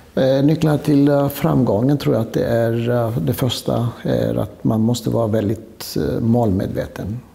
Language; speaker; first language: Swedish; non-native, fluent; Greek